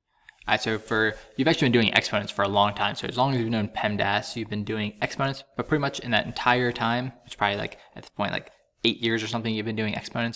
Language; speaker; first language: English; native; English